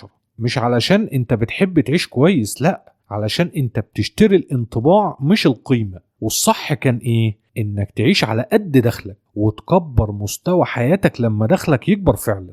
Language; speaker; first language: Arabic; native; Arabic